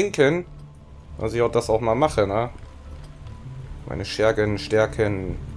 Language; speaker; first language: German; native; German